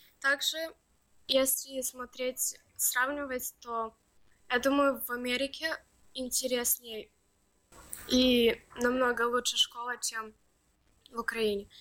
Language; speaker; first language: Russian; early bilingual, other home language; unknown